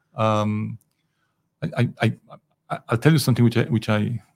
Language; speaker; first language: English; non-native, fluent; Hebrew